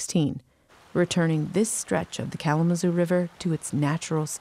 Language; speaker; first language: English; native; English